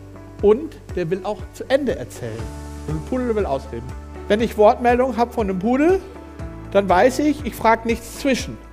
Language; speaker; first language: German; native; German